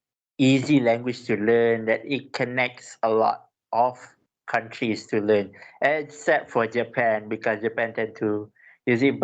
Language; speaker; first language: English; non-native, local second language; Malay